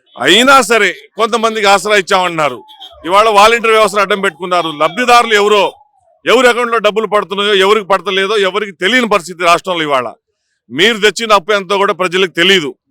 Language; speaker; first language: Telugu; native; Telugu